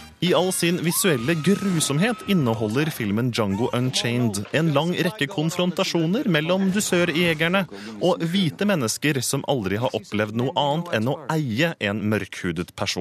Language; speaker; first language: Norwegian; native; Norwegian